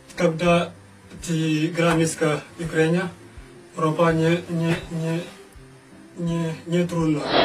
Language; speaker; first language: Russian; non-native, learner; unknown